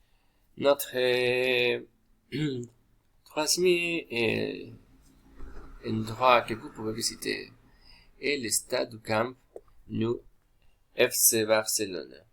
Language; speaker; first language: French; non-native, learner; Spanish